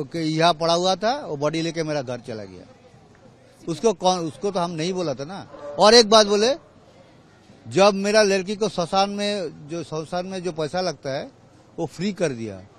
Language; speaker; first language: Hindi; non-native, local second language; Bangla